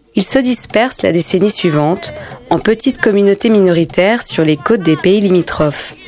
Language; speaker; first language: French; native; French